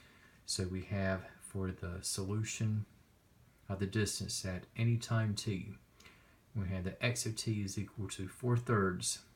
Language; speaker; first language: English; native; English